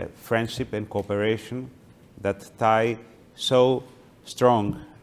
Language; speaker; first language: English; non-native, fluent; Greek